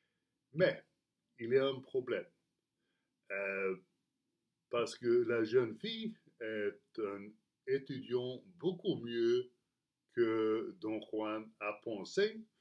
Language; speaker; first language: French; non-native, fluent; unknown